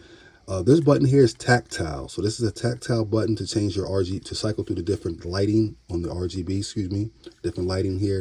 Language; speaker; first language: English; native; English